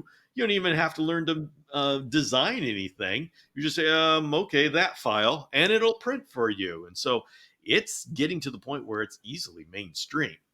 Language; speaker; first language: English; native; English